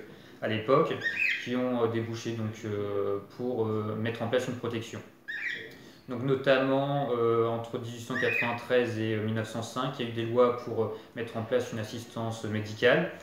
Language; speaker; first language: French; native; French